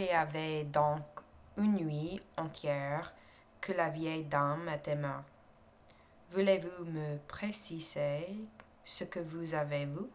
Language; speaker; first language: French; non-native, learner; English